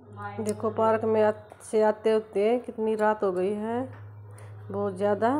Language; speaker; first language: Hindi; native; Hindi